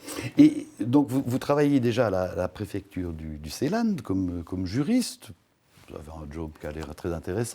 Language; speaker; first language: French; native; French